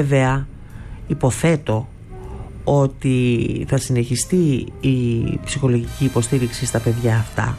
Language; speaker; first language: Greek; native; Greek